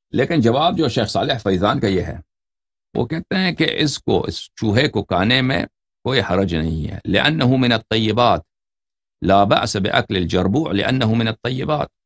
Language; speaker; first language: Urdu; non-native, fluent; Persian